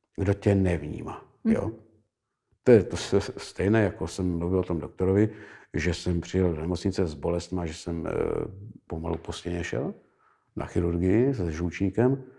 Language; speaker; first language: Czech; native; Czech